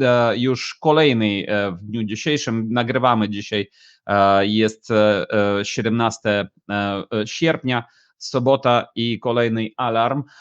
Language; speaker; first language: Polish; non-native, fluent; Ukrainian